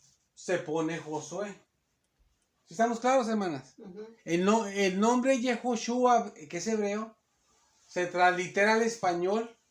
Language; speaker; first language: Spanish; native; Spanish